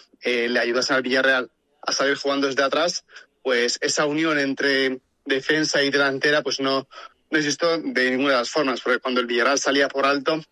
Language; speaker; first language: Spanish; native; Spanish